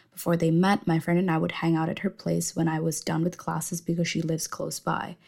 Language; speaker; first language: English; non-native, fluent; Indonesian